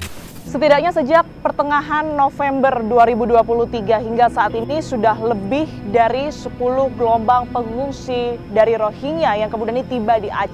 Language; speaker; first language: Indonesian; native; Indonesian